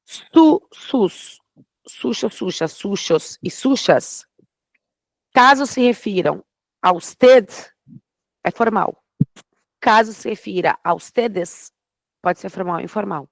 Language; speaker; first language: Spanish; non-native, fluent; Portuguese